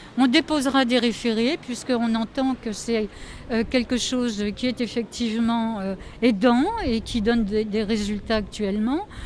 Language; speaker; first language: French; native; French